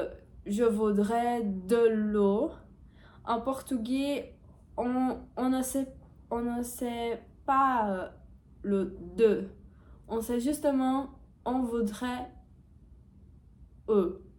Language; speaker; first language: French; non-native, learner; Portuguese